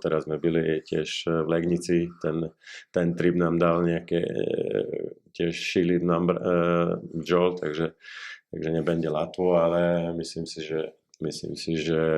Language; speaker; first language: Polish; non-native, learner; Slovak